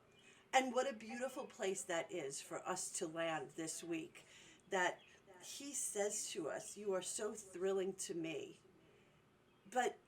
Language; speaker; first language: English; native; English